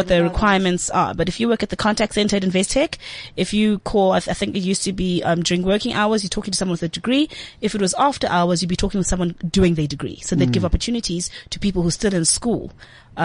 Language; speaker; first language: English; non-native, local second language; Zulu